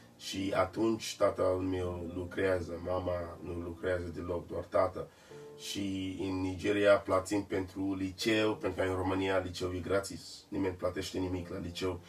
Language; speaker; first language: Romanian; non-native, learner; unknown